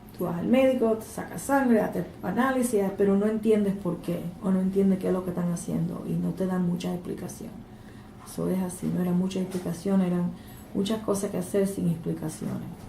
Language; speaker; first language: Spanish; native; Spanish